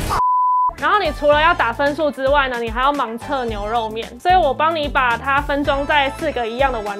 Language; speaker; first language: Chinese; native; Chinese